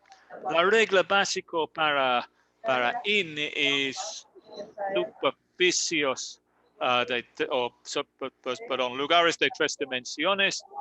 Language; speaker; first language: Spanish; non-native, learner; English